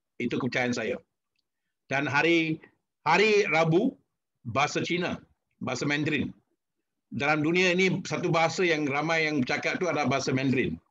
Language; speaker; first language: Malay; non-native, local second language; Tamil